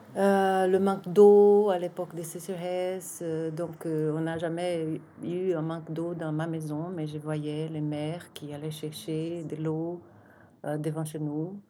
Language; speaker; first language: French; non-native, fluent; Portuguese